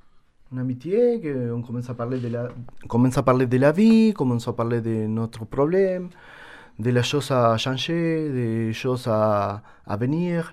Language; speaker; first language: French; non-native, learner; Spanish